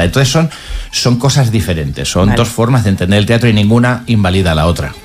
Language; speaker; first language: Spanish; native; Spanish